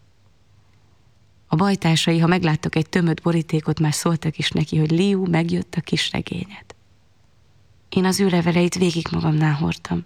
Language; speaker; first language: Hungarian; non-native, fluent; Chinese